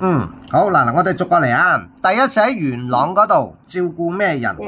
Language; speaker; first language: Cantonese; native; Cantonese